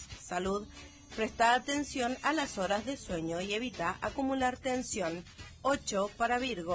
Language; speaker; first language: Spanish; native; Spanish